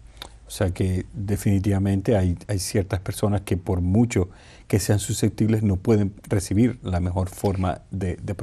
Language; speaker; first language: Spanish; native; Spanish